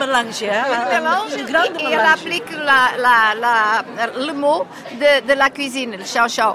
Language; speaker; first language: French; non-native, learner; Portuguese